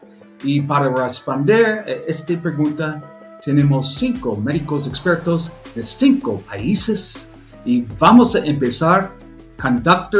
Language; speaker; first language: Spanish; non-native, learner; English